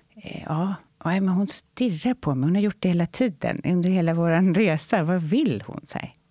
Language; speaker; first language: Swedish; native; Swedish